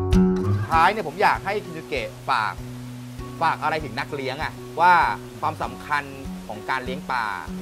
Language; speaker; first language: Thai; native; Thai